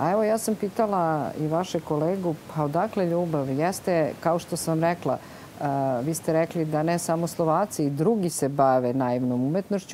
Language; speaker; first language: Serbian; native; Serbian